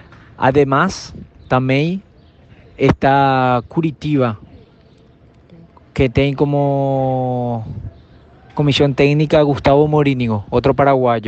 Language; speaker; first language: Portuguese; non-native, learner; Spanish